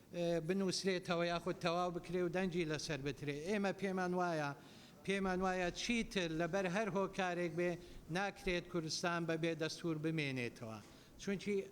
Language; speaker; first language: Central Kurdish; non-native, local second language; Assyrian Neo-Aramaic